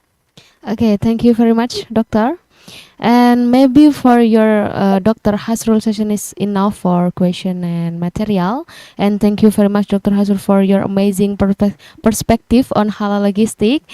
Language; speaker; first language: English; non-native, learner; Indonesian